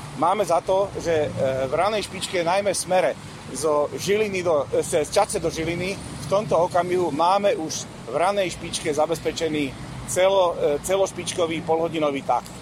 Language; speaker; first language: Slovak; native; Slovak